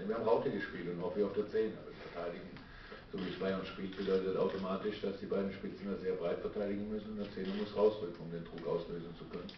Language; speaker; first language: German; native; German